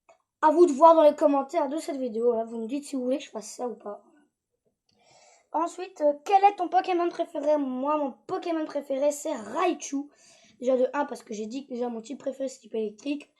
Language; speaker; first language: French; native; French